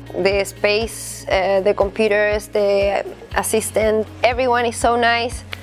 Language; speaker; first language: English; non-native, fluent; Spanish